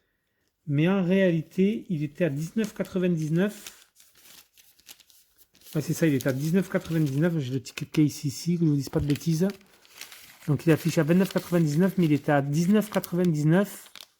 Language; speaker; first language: French; native; French